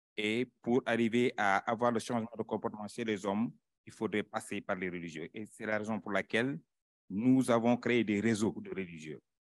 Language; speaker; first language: French; non-native, local second language; Wolof